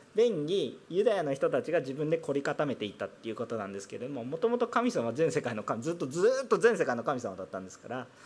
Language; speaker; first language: Japanese; non-native, fluent; Korean